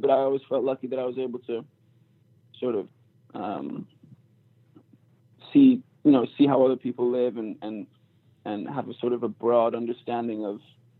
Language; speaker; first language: English; native; English